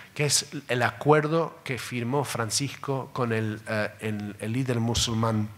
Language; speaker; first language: Spanish; non-native, fluent; English